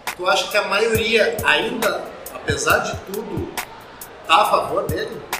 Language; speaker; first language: Portuguese; native; Portuguese